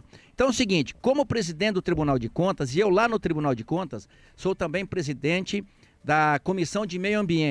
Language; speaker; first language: Portuguese; native; Portuguese